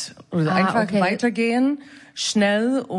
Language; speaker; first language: German; non-native, fluent; English